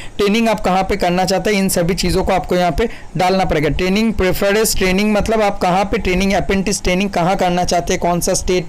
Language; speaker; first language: Hindi; non-native, local second language; Bangla